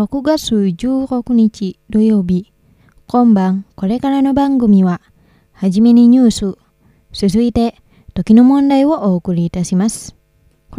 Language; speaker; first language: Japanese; non-native, fluent; Indonesian